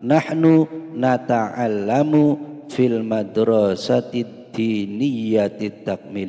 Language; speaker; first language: Arabic; non-native, fluent; Indonesian